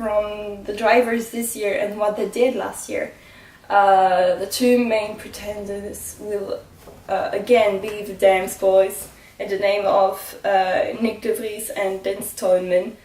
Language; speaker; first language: English; non-native, fluent; French